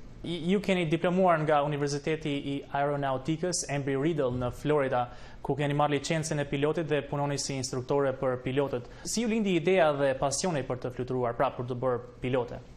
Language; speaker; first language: Albanian; native; Albanian